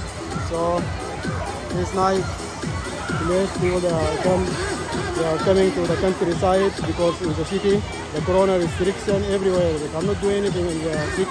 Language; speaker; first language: English; non-native, learner; Arabic